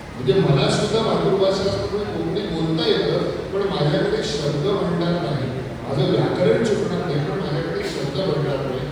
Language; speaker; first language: Marathi; non-native, local second language; Konkani